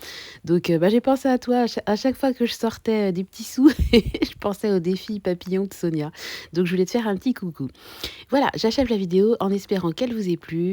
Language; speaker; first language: French; native; French